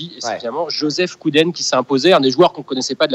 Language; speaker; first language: French; native; French